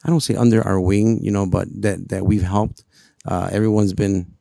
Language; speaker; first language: English; early bilingual, other home language; Spanish